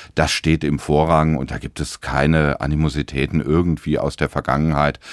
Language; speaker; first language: German; native; German